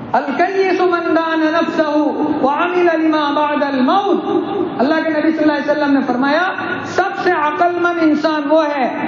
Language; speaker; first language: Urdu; non-native, local second language; Gujarati